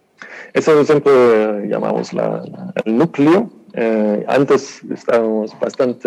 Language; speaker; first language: Spanish; non-native, fluent; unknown